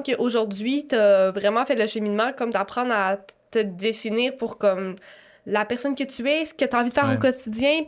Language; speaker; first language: French; native; French